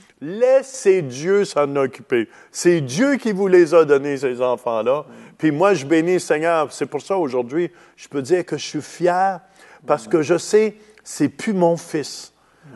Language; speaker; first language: French; native; French